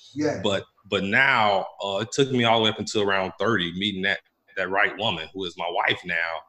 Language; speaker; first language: English; native; English